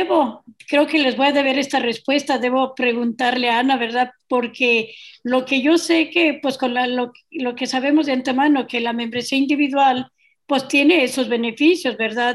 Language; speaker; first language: Spanish; native; Spanish